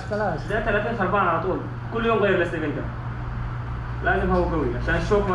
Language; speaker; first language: Arabic; non-native, learner; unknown